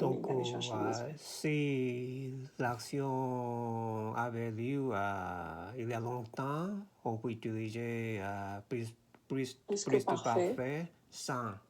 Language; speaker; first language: French; non-native, learner; Korean